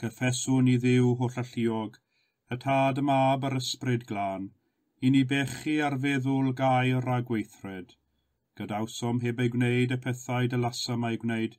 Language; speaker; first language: Welsh; native; Welsh